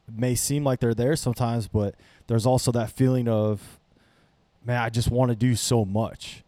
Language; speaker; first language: English; native; English